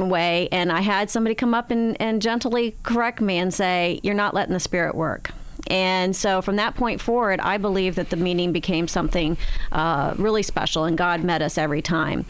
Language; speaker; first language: English; native; English